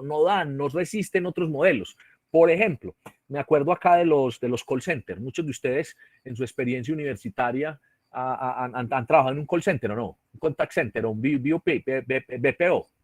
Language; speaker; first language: Spanish; native; Spanish